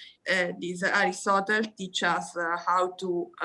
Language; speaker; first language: English; non-native, fluent; Italian